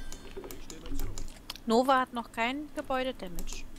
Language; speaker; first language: German; native; German